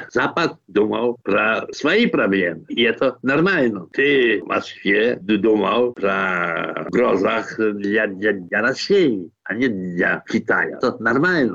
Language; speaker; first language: Russian; non-native, fluent; Polish